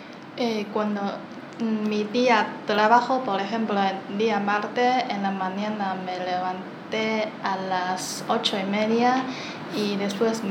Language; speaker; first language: Spanish; non-native, learner; Chinese